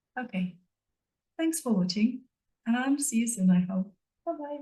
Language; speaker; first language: English; non-native, fluent; Polish